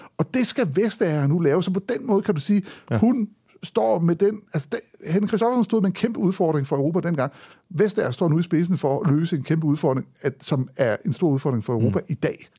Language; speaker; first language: Danish; native; Danish